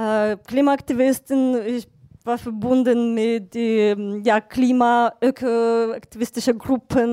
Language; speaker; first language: German; non-native, fluent; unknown